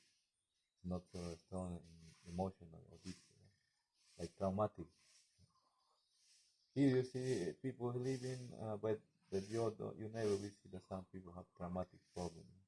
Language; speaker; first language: English; non-native, learner; Spanish